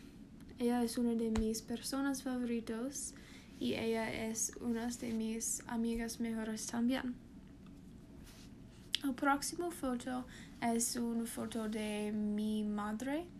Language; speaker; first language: Spanish; non-native, learner; English